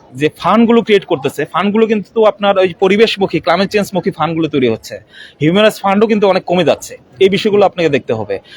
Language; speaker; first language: Bangla; non-native, local second language; Chakma